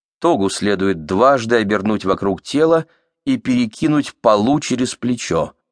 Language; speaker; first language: Russian; native; Russian